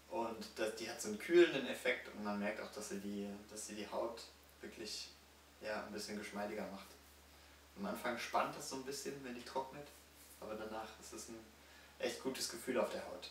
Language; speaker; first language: German; native; German